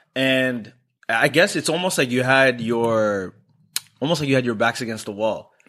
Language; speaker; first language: English; non-native, local second language; Kinyarwanda